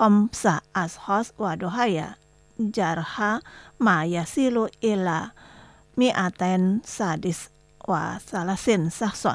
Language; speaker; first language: Arabic; non-native, learner; Indonesian